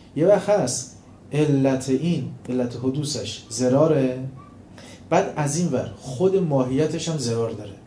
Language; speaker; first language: Persian; non-native, local second language; Azerbaijani